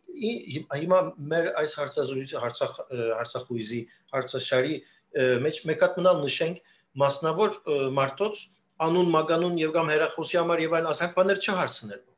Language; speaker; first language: Armenian; early bilingual, heritage; Armenian